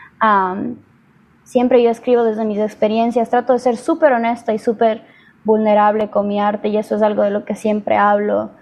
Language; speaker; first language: Spanish; native; Spanish